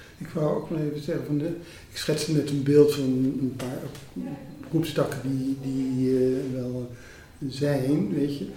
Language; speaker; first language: Dutch; native; Dutch